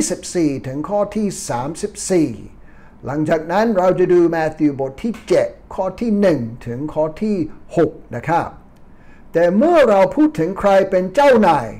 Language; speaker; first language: Thai; non-native, fluent; English